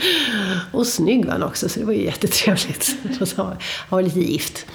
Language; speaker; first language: Swedish; native; Swedish